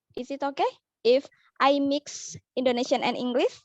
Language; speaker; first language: English; non-native, learner; Indonesian